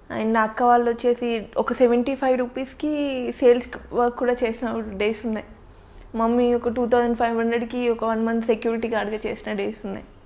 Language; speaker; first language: Telugu; native; Telugu